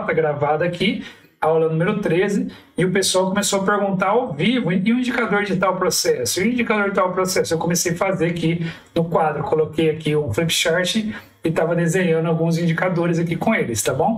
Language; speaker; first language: Portuguese; native; Portuguese